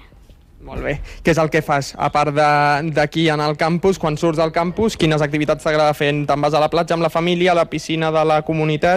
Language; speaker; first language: Catalan; native; Catalan